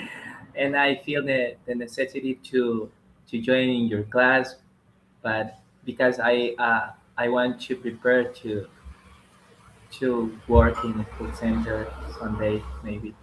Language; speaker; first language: English; non-native, learner; Spanish